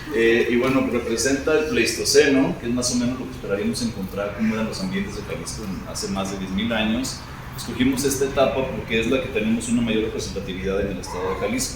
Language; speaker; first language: Spanish; native; Spanish